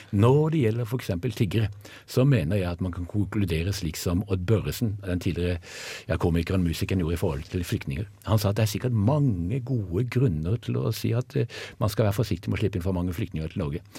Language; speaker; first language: Norwegian; native; Norwegian